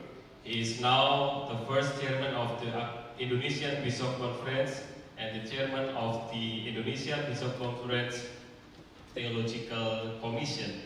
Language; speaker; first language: English; non-native, fluent; Indonesian